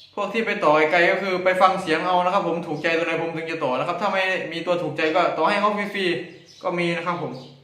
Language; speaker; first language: Thai; native; Thai